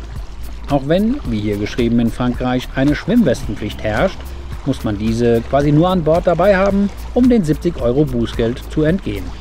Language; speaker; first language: German; native; German